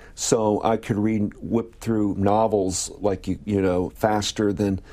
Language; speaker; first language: English; native; English